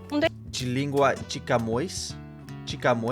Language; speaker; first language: Portuguese; non-native, learner; English